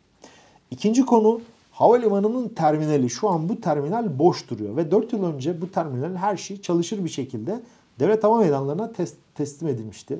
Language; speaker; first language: Turkish; native; Turkish